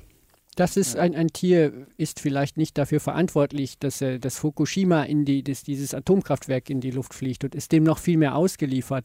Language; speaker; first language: German; native; German